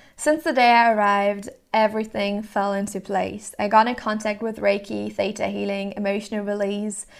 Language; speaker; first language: English; non-native, fluent; German